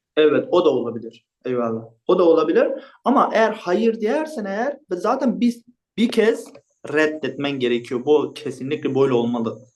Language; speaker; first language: Turkish; non-native, fluent; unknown